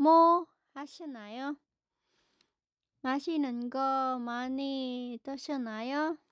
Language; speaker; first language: Korean; non-native, learner; Filipino